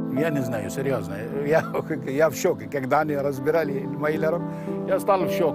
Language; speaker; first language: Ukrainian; non-native, learner; Arabic